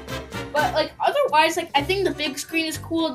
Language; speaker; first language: English; native; English